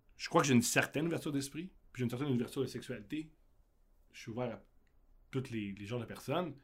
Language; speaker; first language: French; native; French